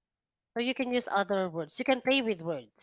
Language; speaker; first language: English; non-native, fluent; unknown